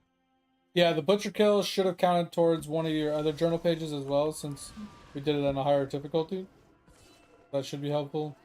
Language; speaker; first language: English; native; English